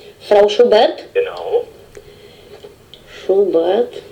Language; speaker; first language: German; non-native, learner; Polish